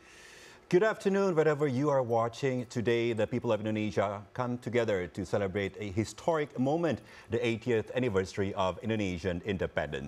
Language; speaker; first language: English; non-native, local second language; Indonesian